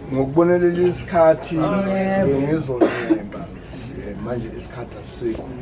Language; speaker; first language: Zulu; native; Zulu